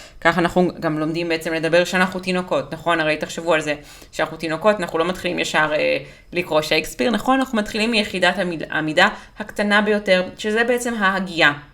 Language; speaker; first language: Hebrew; native; Hebrew